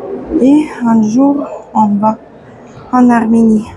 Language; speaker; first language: French; non-native, fluent; Russian